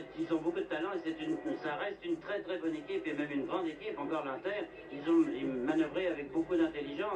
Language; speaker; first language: French; native; French